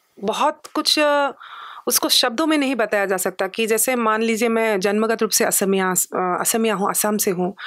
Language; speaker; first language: Hindi; non-native, local second language; Assamese